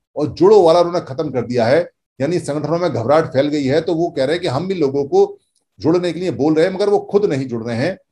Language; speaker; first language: Hindi; native; Hindi